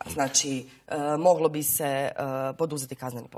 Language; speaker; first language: Croatian; native; Croatian